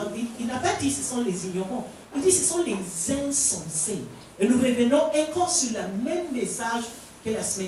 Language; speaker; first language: French; non-native, fluent; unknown